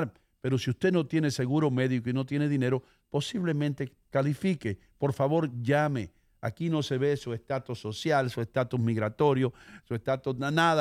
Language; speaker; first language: Spanish; native; Spanish